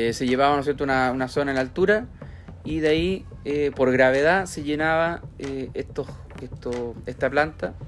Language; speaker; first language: Spanish; native; Spanish